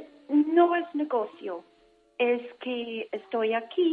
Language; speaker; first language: Spanish; non-native, fluent; English